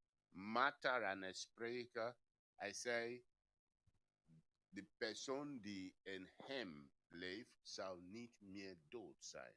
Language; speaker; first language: Dutch; non-native, fluent; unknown